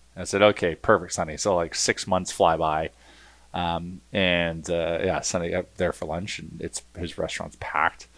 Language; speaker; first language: English; native; English